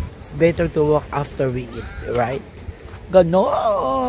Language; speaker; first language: English; non-native, learner; Filipino